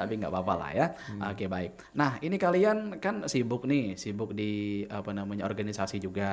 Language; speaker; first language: Indonesian; native; Indonesian